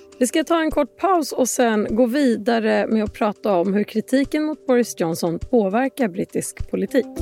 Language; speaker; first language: Swedish; native; Swedish